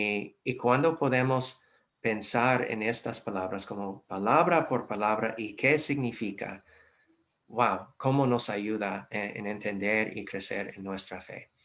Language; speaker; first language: Spanish; non-native, fluent; English